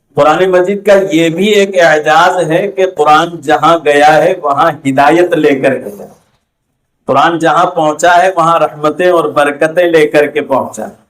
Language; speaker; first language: Urdu; native; Urdu